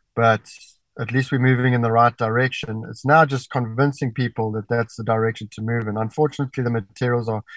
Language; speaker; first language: English; native; English